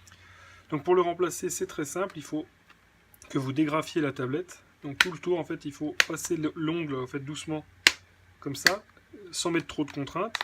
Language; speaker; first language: French; native; French